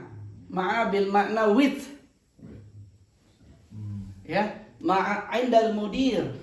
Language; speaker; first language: Arabic; non-native, fluent; Indonesian